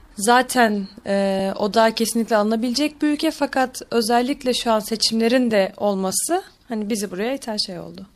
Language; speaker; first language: Turkish; native; Turkish